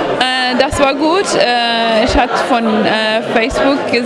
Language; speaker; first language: German; non-native, learner; Persian